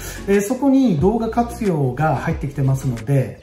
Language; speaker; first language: Japanese; native; Japanese